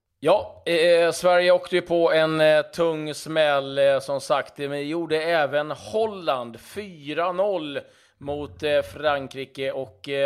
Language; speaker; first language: Swedish; native; Swedish